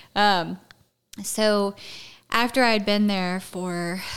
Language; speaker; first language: English; native; English